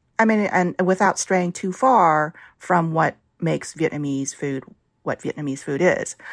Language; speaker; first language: English; early bilingual, other home language; Vietnamese